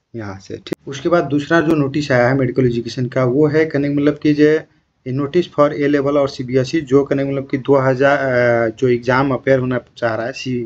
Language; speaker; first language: Hindi; non-native, local second language; Bhojpuri